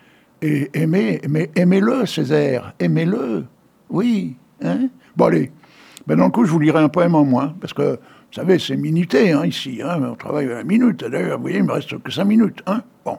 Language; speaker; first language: French; native; French